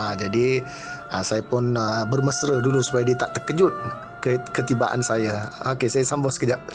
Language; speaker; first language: Malay; non-native, local second language; Tamil